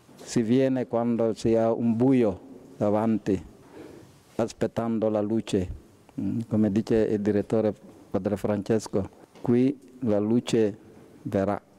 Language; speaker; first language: Italian; non-native, fluent; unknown